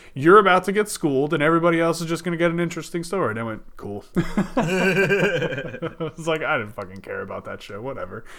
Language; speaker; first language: English; native; English